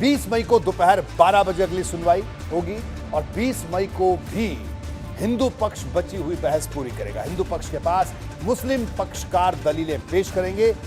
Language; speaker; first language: Hindi; native; Hindi